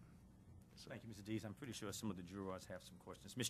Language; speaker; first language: English; native; English